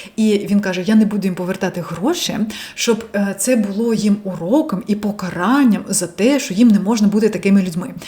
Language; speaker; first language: Ukrainian; non-native, local second language; Russian